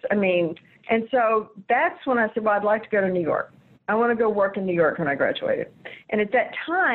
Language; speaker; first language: English; native; English